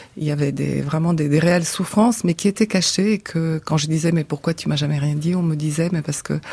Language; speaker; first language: French; non-native, fluent; Bulgarian